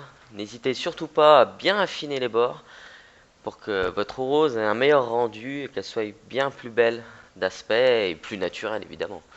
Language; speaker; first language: French; native; French